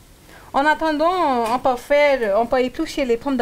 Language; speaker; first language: French; non-native, learner; Hindi